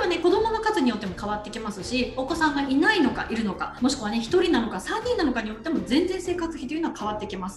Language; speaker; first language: Japanese; native; Japanese